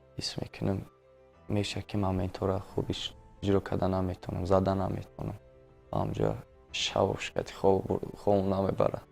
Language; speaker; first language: Tajik; native; Tajik